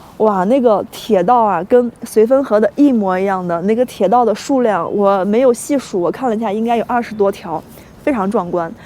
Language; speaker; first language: Chinese; native; Chinese